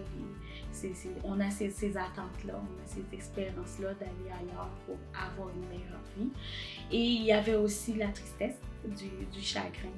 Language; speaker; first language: French; non-native, local second language; Haitian Creole